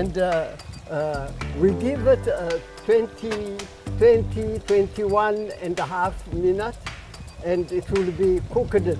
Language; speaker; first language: English; non-native, learner; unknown